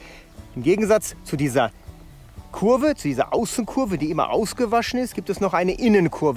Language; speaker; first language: German; native; German